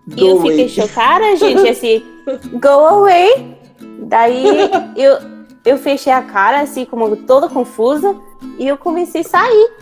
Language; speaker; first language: Portuguese; non-native, fluent; English